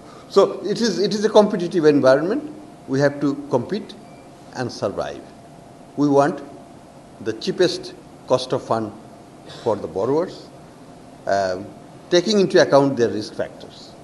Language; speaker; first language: English; non-native, local second language; Bangla